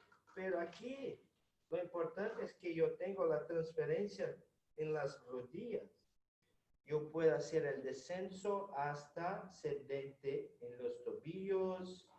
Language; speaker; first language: Spanish; non-native, fluent; Portuguese